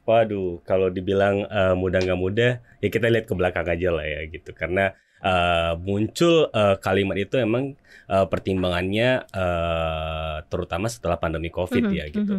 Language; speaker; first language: Indonesian; native; Indonesian